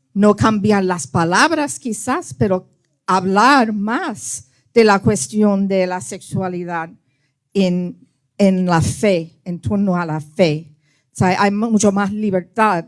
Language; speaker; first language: Spanish; early bilingual, heritage; Spanish